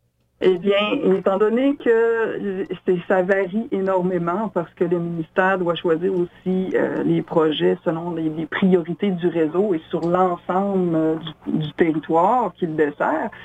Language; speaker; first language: French; native; French